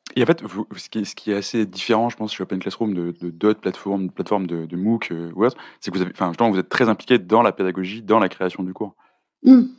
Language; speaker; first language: French; native; French